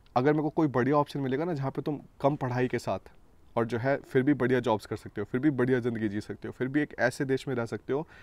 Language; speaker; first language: Hindi; native; Hindi